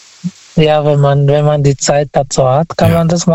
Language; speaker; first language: German; non-native, fluent; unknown